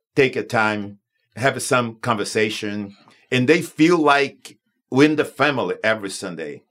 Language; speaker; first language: English; non-native, learner; Portuguese